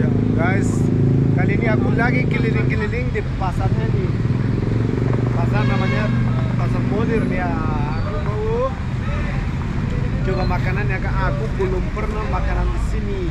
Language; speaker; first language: Indonesian; non-native, learner; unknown